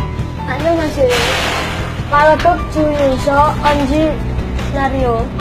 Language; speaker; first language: Korean; non-native, learner; Indonesian